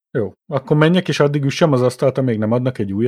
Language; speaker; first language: Hungarian; native; Hungarian